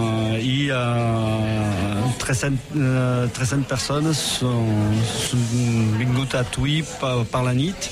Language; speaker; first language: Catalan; non-native, local second language; French